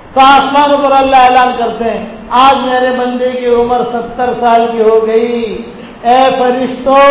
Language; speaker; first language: Urdu; non-native, local second language; Gujarati